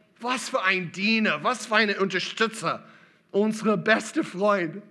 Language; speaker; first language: German; non-native, learner; English